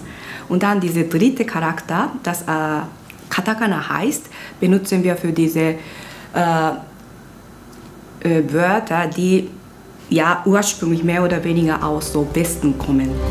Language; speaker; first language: German; non-native, fluent; Japanese